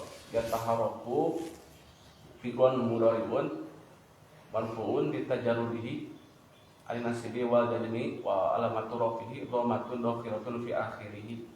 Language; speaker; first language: Arabic; non-native, learner; Indonesian